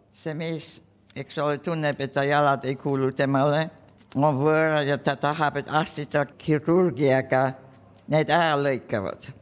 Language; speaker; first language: Estonian; early bilingual, heritage; Estonian